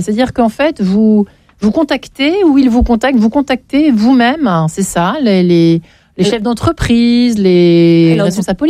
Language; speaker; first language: French; native; French